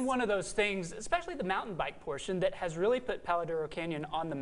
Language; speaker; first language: English; native; English